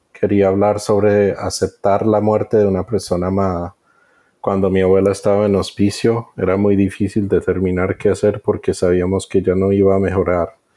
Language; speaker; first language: Spanish; early bilingual, heritage; Spanish